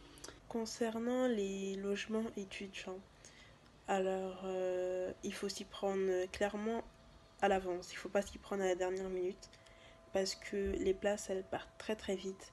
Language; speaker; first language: French; native; French